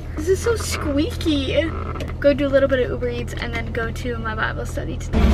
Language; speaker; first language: English; native; English